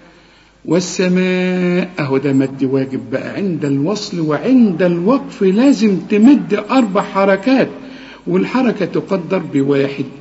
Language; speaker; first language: Arabic; native; Arabic